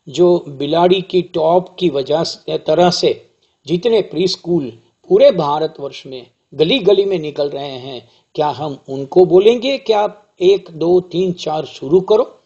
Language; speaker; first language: Hindi; non-native, local second language; Gujarati